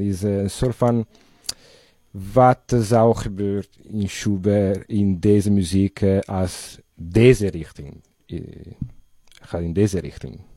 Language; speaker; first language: Dutch; non-native, learner; Italian